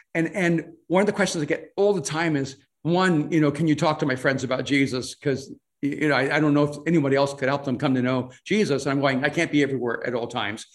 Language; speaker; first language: English; non-native, fluent; Spanish